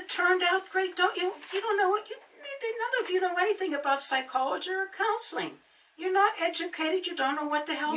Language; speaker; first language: English; native; English